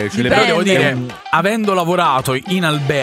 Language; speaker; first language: Italian; native; Italian